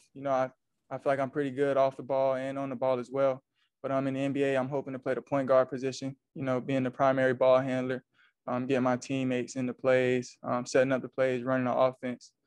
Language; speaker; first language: English; native; English